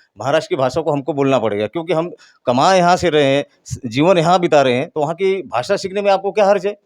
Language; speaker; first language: Hindi; native; Hindi